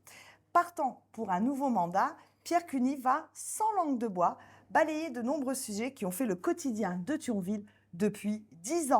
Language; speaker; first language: French; native; French